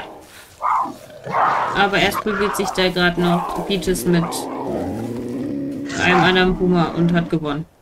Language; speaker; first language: German; native; German